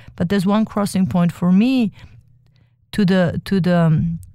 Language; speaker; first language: English; early bilingual, other home language; German